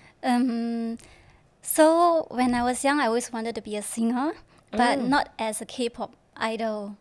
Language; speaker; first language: English; non-native, local second language; Chinese